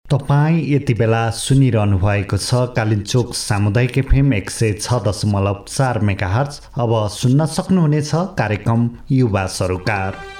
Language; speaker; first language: Nepali; non-native, local second language; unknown